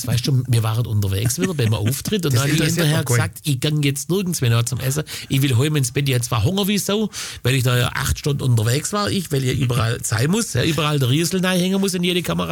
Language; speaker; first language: German; native; German